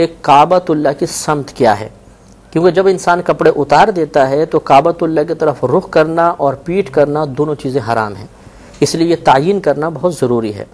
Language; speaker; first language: Urdu; native; Urdu